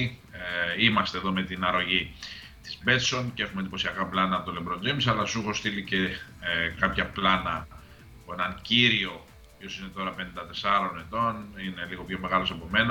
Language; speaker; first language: Greek; native; Greek